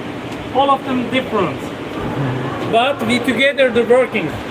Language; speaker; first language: English; non-native, fluent; Turkish